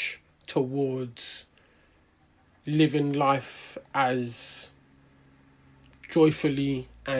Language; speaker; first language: English; native; English